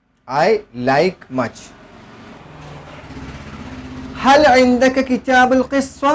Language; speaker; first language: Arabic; non-native, fluent; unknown